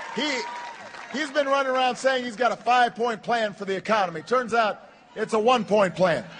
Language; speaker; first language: English; native; English